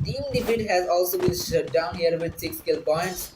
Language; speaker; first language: English; non-native, local second language; Bangla